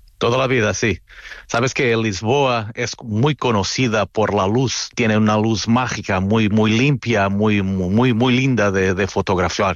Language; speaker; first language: Spanish; non-native, fluent; Portuguese